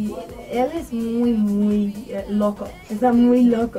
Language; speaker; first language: Spanish; non-native, learner; Romanian